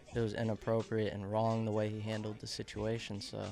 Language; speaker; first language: English; native; English